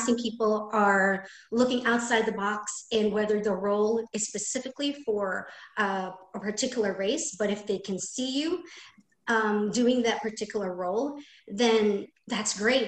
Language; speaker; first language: English; non-native, local second language; Filipino